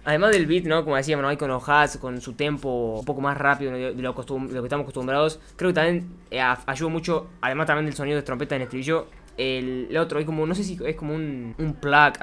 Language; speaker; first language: Spanish; native; Spanish